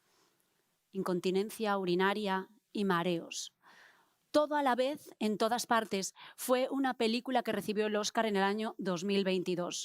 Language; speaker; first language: Spanish; native; Spanish